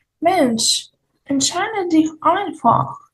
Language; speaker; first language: German; non-native, fluent; Ukrainian